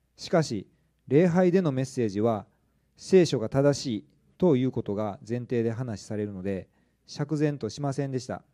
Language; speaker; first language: Japanese; native; Japanese